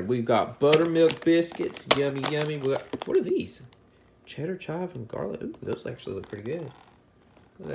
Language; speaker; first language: English; native; English